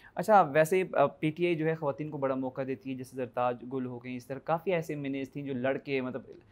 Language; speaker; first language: Urdu; native; Urdu